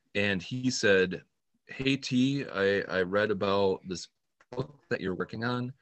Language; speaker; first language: English; native; English